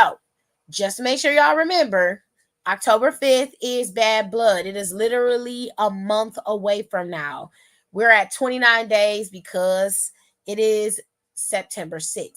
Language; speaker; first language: English; native; English